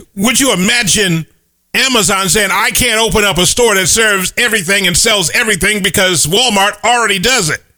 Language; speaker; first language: English; native; English